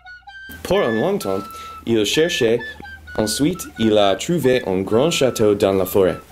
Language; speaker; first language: French; non-native, learner; English